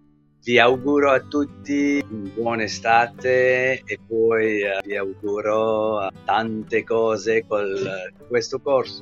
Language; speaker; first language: Italian; non-native, learner; French